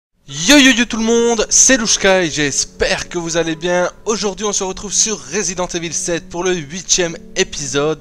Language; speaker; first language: French; native; French